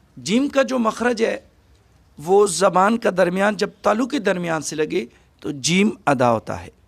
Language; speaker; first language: Urdu; non-native, local second language; Pashto